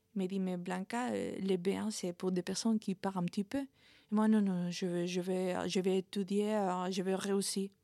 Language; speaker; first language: French; non-native, fluent; Spanish